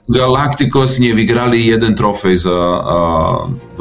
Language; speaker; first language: Polish; non-native, learner; Serbian